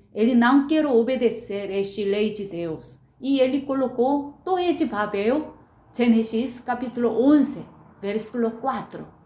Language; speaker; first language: Portuguese; non-native, learner; Korean